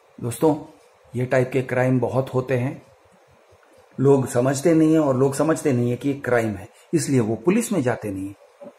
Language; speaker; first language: Hindi; non-native, local second language; Kannada